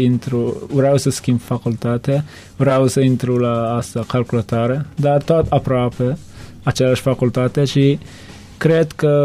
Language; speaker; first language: Romanian; non-native, learner; Turkmen